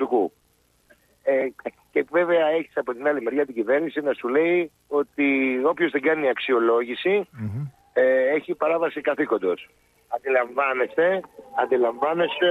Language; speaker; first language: Greek; native; Greek